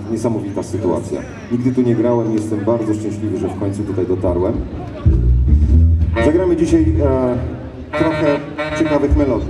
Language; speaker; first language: Polish; native; Polish